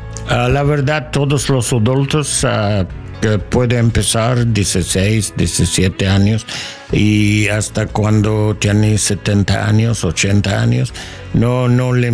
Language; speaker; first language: Spanish; non-native, learner; English